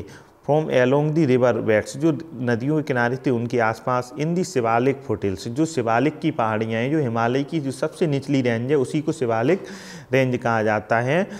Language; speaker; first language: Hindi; native; Hindi